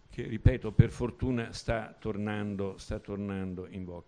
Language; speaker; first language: Italian; native; Italian